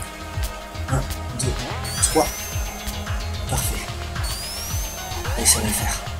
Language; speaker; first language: French; native; French